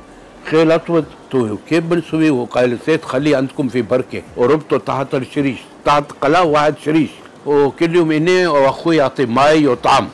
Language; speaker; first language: Arabic; non-native, local second language; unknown